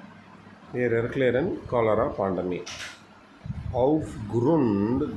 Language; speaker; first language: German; non-native, fluent; Tamil